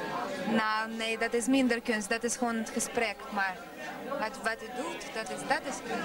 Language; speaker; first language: Dutch; non-native, fluent; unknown